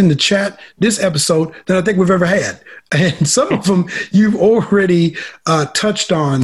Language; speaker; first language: English; native; English